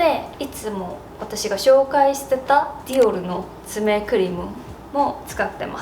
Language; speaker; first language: Japanese; non-native, learner; Korean